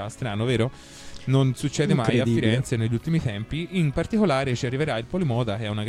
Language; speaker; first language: Italian; native; Italian